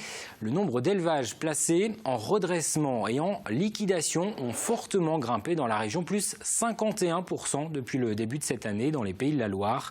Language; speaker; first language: French; native; French